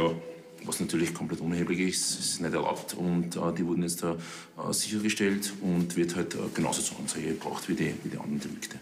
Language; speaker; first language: German; native; German